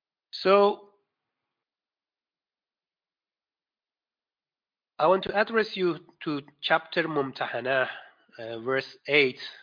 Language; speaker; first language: English; non-native, fluent; Persian